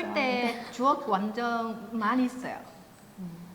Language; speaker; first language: Korean; non-native, fluent; Vietnamese